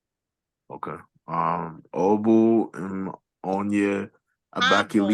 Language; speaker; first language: Igbo; non-native, learner; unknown